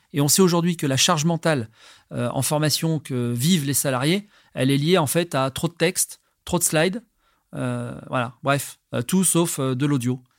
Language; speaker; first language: French; native; French